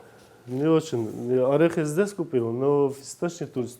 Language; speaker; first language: Russian; non-native, learner; Turkish